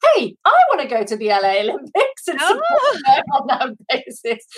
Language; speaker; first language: English; native; English